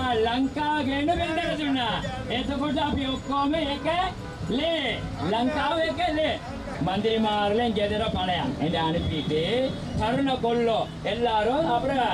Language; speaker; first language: Sinhala; non-native, local second language; Tamil